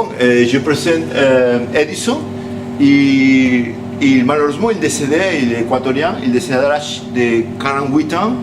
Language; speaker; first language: French; non-native, learner; Spanish